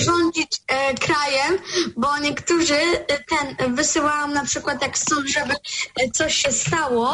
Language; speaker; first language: Polish; early bilingual, heritage; Polish